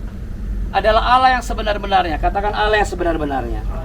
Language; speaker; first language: Indonesian; native; Indonesian